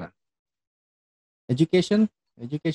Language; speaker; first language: English; non-native, fluent; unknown